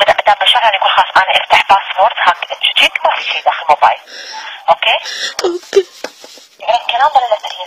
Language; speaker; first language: Arabic; non-native, learner; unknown